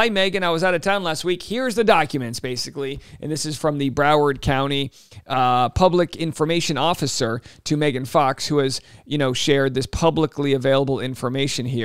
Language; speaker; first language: English; native; English